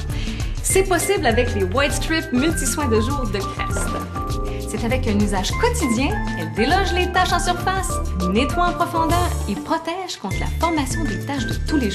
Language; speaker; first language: French; native; French